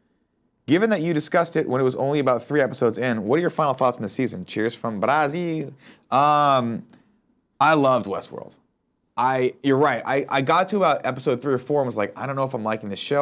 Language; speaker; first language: English; native; English